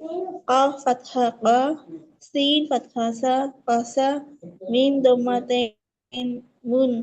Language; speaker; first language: Arabic; non-native, learner; Telugu